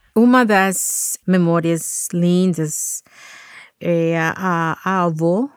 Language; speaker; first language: Portuguese; non-native, fluent; English